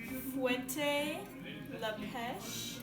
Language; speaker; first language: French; non-native, learner; English